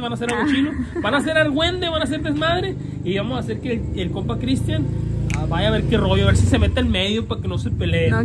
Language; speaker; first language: Spanish; native; Spanish